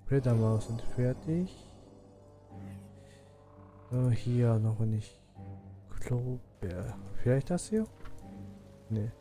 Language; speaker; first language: German; non-native, learner; Japanese